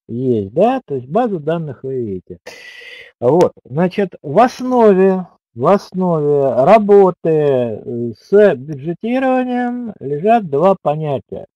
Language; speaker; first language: Russian; native; Russian